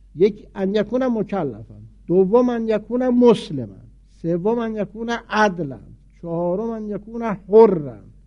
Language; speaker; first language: Persian; native; Persian